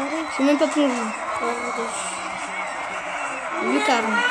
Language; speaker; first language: French; native; French